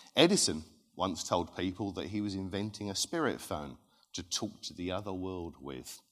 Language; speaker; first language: English; native; English